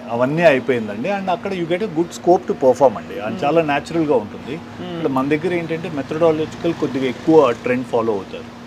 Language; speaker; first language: Telugu; native; Telugu